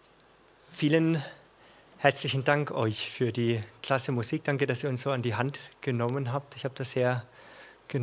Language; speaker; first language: German; native; German